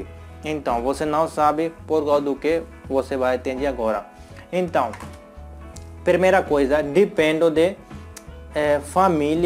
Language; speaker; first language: Portuguese; non-native, learner; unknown